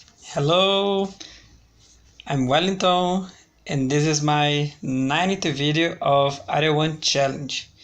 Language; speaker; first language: English; non-native, learner; Portuguese